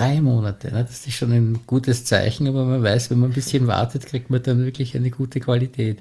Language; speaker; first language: German; native; German